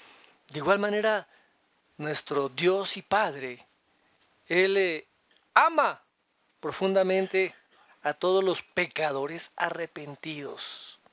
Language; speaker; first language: Spanish; native; Spanish